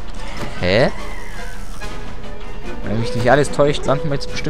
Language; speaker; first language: German; native; German